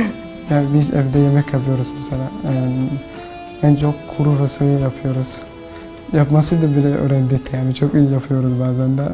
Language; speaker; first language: Turkish; non-native, learner; Somali